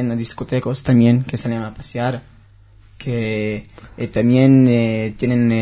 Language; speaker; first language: Spanish; non-native, learner; Hebrew